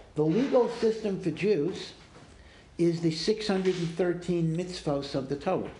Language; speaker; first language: English; native; English